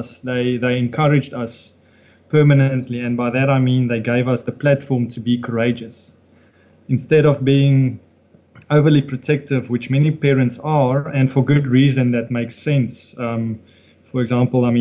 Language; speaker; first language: English; non-native, local second language; Afrikaans